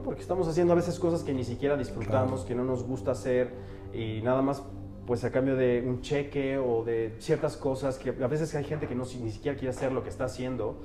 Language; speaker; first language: Spanish; native; Spanish